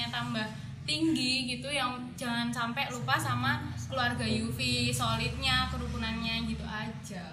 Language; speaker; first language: Indonesian; native; Indonesian